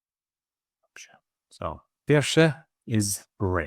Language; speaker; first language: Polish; non-native, learner; English